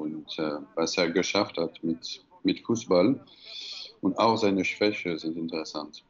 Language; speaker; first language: German; non-native, fluent; French